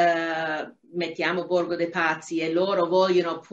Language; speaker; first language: Italian; non-native, fluent; English